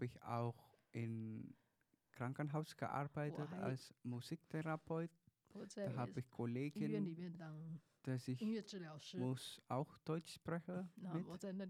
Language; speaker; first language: German; non-native, learner; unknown